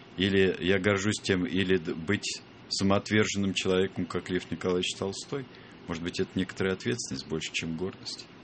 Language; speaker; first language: Russian; native; Russian